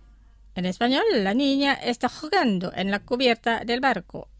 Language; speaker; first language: Spanish; non-native, fluent; Indonesian